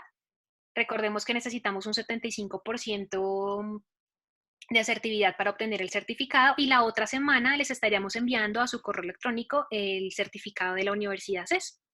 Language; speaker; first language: Spanish; native; Spanish